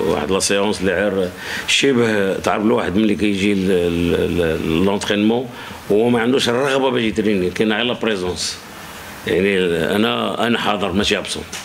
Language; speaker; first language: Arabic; native; Arabic